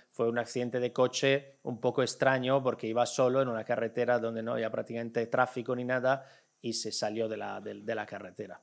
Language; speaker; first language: Spanish; non-native, fluent; Italian